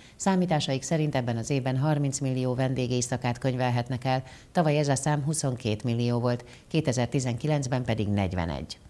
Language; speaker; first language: Hungarian; native; Hungarian